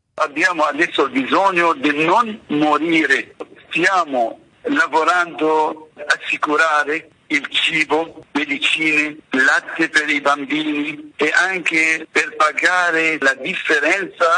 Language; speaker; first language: Italian; non-native, fluent; Arabic